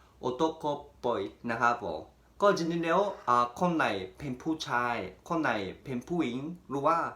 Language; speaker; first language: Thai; non-native, fluent; Japanese